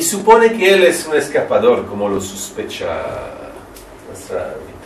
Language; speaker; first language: Spanish; non-native, learner; French